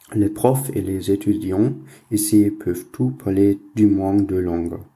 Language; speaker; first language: French; non-native, fluent; German